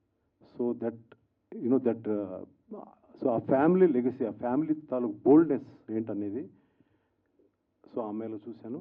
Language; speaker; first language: Telugu; native; Telugu